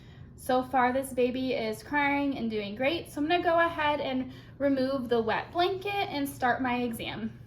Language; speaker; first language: English; native; English